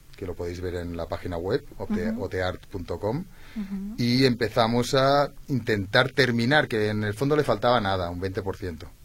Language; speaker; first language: Spanish; native; Spanish